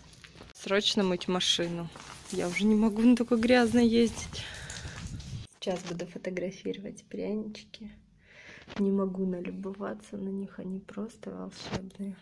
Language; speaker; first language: Russian; native; Russian